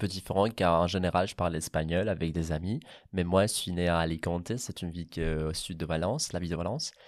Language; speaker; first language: French; non-native, fluent; Catalan